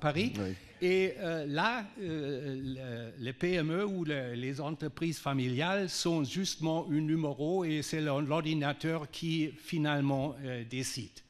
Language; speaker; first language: French; non-native, fluent; German